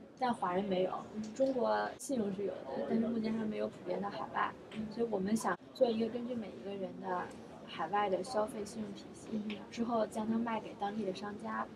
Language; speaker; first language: Chinese; native; Chinese